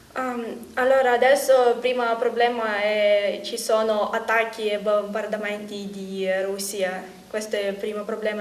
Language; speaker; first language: Italian; non-native, learner; Ukrainian